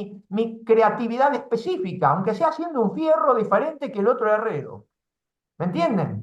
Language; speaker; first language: Spanish; native; Spanish